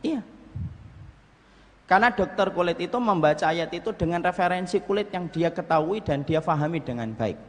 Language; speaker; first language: Indonesian; native; Indonesian